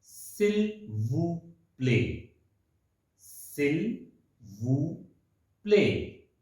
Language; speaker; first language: French; non-native, fluent; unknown